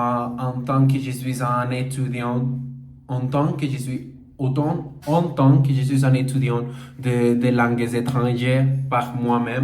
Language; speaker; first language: French; non-native, learner; Portuguese